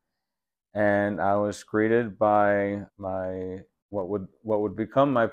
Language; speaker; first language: English; native; English